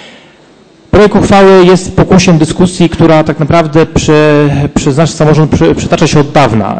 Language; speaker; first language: Polish; native; Polish